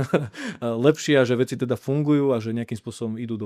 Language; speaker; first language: Slovak; native; Slovak